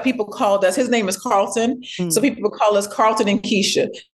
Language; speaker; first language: English; native; English